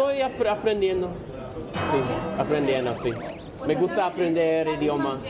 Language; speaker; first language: Spanish; non-native, learner; English